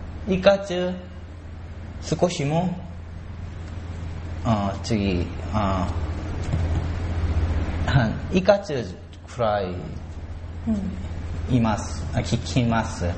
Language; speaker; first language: Japanese; non-native, learner; Korean